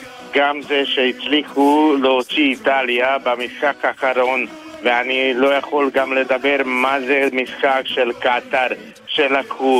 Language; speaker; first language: Hebrew; non-native, fluent; Bosnian